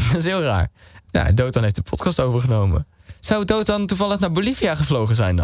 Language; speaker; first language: Dutch; native; Dutch